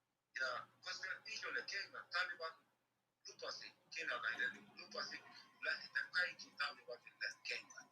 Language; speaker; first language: Finnish; non-native, learner; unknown